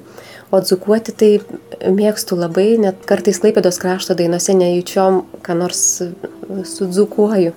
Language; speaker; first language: Lithuanian; native; Lithuanian